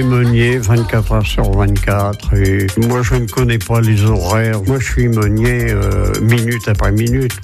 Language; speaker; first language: French; native; French